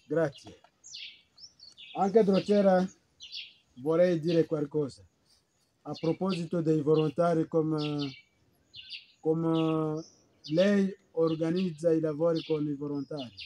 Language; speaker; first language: Italian; non-native, fluent; Kinyarwanda